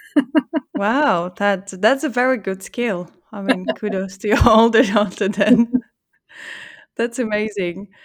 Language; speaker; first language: English; non-native, fluent; Czech